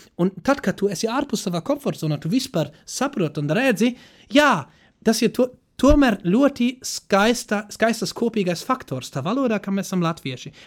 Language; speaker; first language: Latvian; non-native, fluent; German